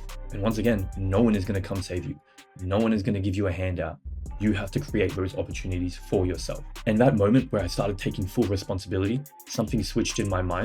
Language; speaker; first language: English; native; English